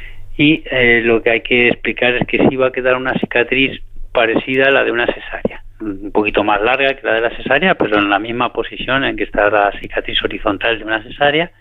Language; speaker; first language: Spanish; native; Spanish